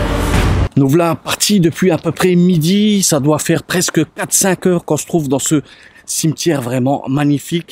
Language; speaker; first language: French; native; French